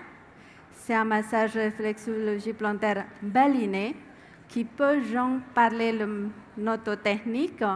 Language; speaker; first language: French; non-native, learner; Indonesian